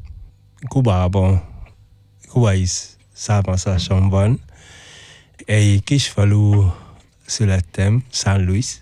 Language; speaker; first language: Hungarian; non-native, fluent; Spanish